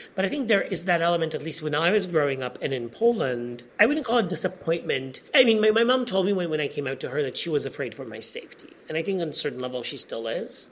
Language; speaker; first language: English; non-native, fluent; Polish